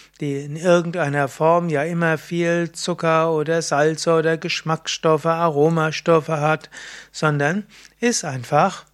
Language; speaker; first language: German; native; German